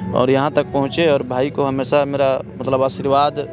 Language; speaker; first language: Hindi; native; Hindi